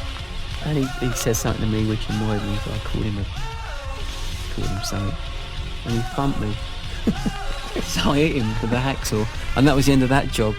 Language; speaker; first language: English; native; English